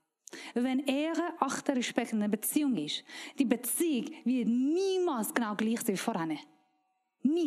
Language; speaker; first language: German; non-native, learner; Persian